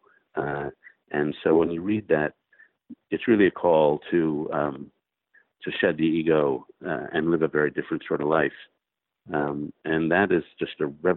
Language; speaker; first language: English; native; English